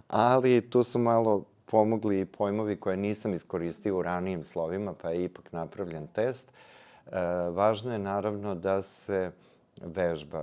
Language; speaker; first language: Serbian; native; Serbian